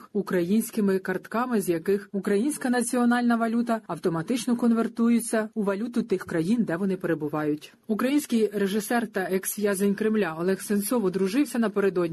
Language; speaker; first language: Ukrainian; native; Ukrainian